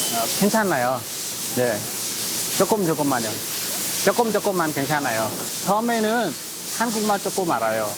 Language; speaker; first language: Korean; non-native, learner; Khmer